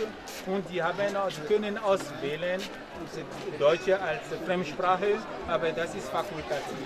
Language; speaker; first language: German; non-native, learner; French